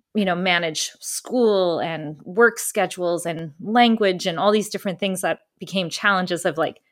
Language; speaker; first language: English; early bilingual, other home language; German